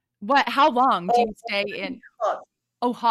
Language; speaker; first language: English; native; English